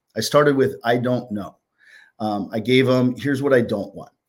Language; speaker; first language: English; native; English